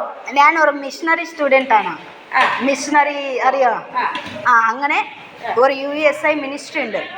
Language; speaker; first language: Malayalam; non-native, local second language; Telugu